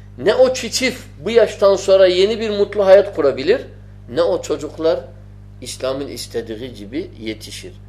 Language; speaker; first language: Turkish; non-native, fluent; Arabic